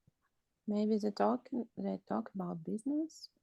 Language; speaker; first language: English; non-native, learner; Russian